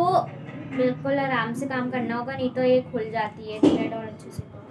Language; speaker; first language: Hindi; native; Hindi